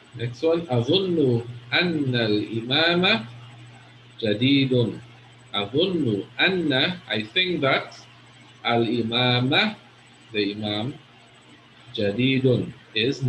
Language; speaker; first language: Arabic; non-native, fluent; English